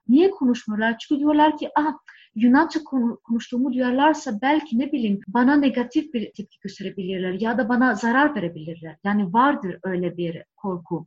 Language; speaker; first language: Turkish; non-native, fluent; Greek